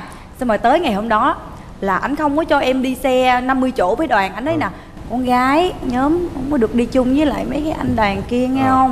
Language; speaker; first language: Vietnamese; native; Vietnamese